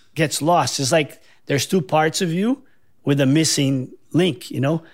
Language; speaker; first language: English; non-native, fluent; Portuguese